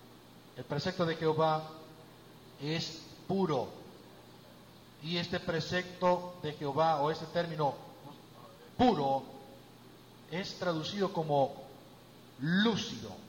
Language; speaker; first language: Spanish; native; Spanish